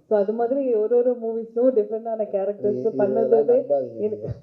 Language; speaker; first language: Tamil; early bilingual, heritage; Tamil